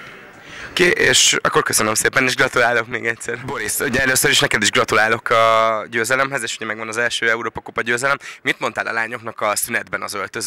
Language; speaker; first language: Hungarian; native; Hungarian